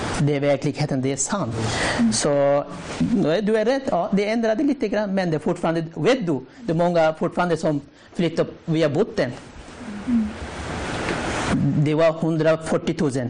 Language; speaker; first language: Swedish; non-native, learner; Rohingya